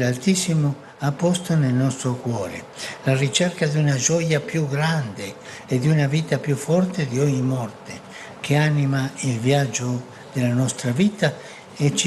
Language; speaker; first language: Italian; non-native, fluent; Spanish